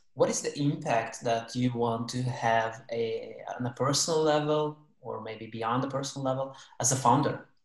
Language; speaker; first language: English; non-native, fluent; Russian